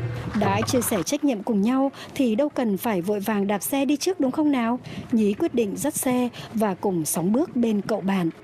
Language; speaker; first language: Vietnamese; native; Vietnamese